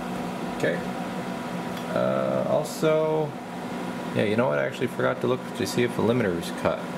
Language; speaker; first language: English; native; English